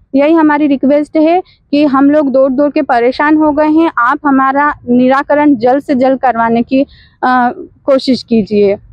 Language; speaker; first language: Hindi; native; Hindi